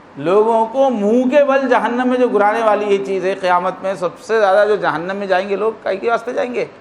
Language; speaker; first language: Urdu; native; Urdu